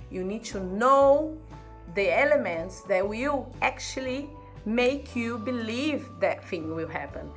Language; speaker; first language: English; non-native, fluent; Portuguese